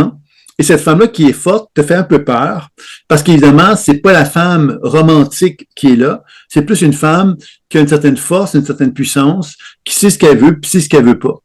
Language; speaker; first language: French; native; French